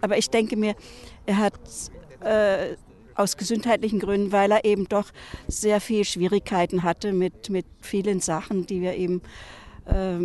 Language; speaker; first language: German; native; German